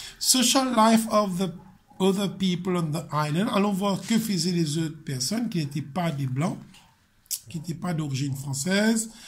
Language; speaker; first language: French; non-native, local second language; Morisyen